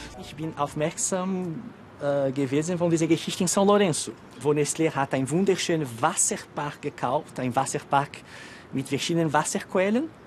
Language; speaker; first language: German; non-native, learner; Portuguese